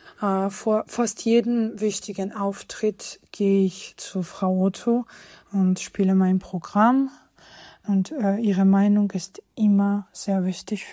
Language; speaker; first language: German; non-native, fluent; Georgian